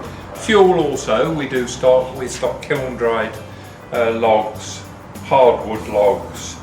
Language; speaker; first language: English; native; English